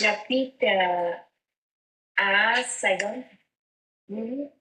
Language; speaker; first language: French; non-native, learner; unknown